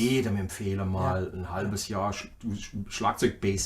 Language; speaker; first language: German; native; German